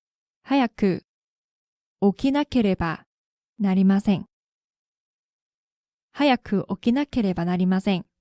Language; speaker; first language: Japanese; non-native, fluent; Korean